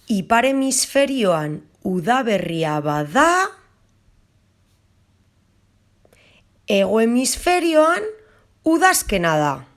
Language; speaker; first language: Basque; non-native, local second language; Spanish